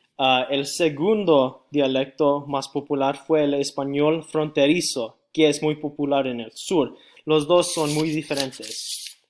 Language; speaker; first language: Spanish; non-native, learner; English